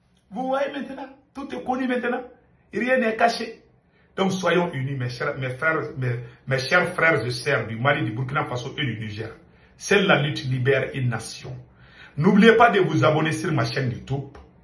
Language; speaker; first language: French; non-native, local second language; Bambara